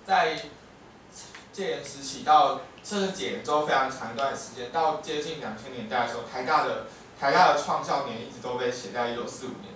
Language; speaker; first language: Chinese; native; Chinese